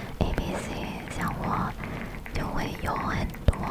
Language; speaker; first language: Chinese; early bilingual, heritage; English